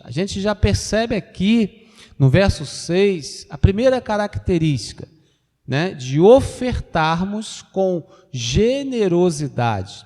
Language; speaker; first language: Portuguese; native; Portuguese